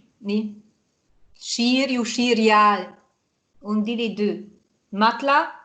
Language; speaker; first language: French; non-native, fluent; Hungarian